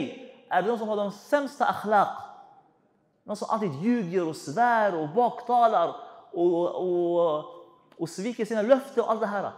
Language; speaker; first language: Swedish; non-native, fluent; Arabic